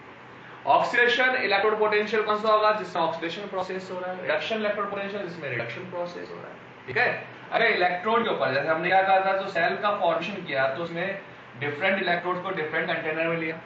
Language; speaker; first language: Hindi; native; Hindi